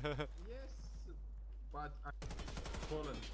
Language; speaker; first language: English; non-native, learner; Russian